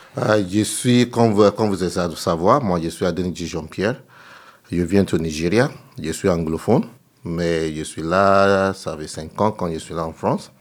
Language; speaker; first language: French; non-native, learner; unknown